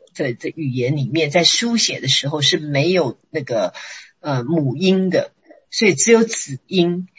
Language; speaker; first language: Chinese; native; Chinese